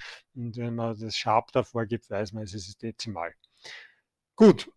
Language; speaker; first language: German; native; German